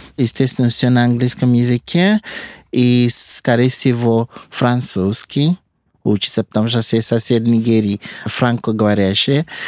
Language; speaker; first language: Russian; non-native, fluent; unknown